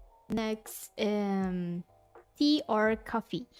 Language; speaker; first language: English; non-native, fluent; Indonesian